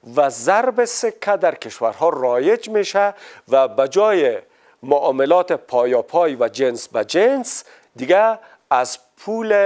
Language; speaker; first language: Persian; native; Persian